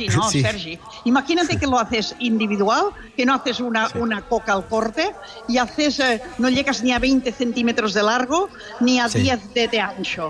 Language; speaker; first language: Spanish; non-native, local second language; Catalan